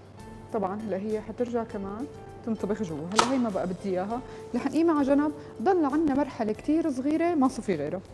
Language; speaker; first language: Arabic; native; Arabic